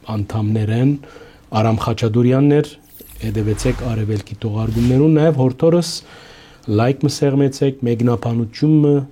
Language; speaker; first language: Armenian; early bilingual, heritage; Armenian